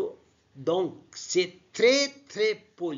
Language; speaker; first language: French; non-native, learner; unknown